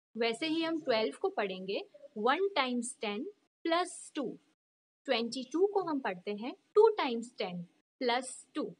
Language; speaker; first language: Hindi; native; Hindi